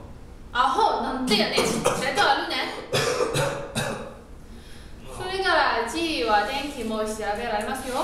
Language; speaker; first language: Japanese; non-native, learner; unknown